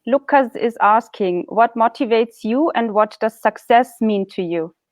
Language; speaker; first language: English; non-native, fluent; German